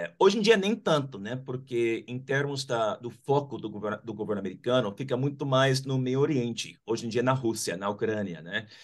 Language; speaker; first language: Portuguese; non-native, fluent; English